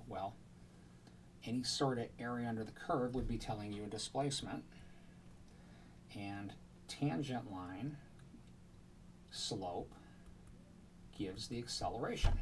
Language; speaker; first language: English; native; English